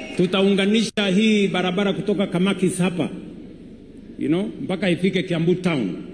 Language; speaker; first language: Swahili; non-native, local second language; Kalenjin